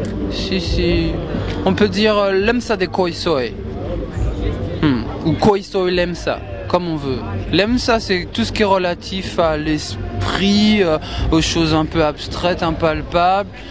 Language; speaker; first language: French; native; French